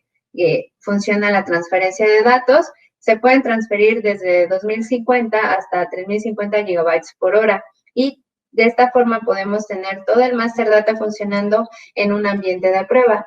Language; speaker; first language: Spanish; native; Spanish